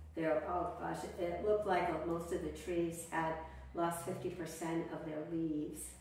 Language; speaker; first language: English; native; English